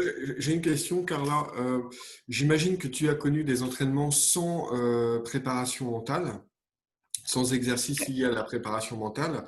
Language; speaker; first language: French; native; French